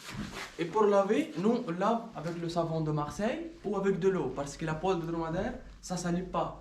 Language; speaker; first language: French; non-native, local second language; Arabic